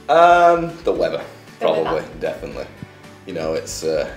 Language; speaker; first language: English; native; English